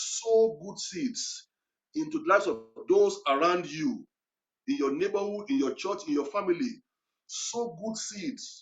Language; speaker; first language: English; non-native, local second language; Yoruba